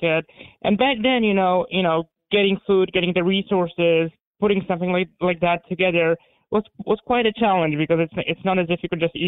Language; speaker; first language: English; non-native, fluent; Polish